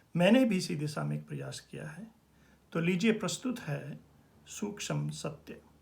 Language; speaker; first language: Hindi; native; Hindi